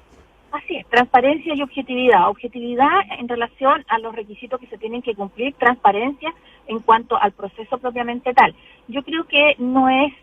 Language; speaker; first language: Spanish; native; Spanish